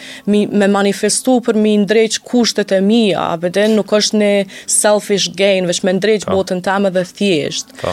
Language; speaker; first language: Albanian; early bilingual, heritage; Albanian